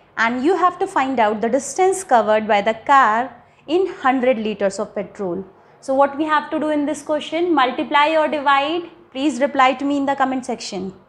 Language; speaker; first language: English; non-native, local second language; Hindi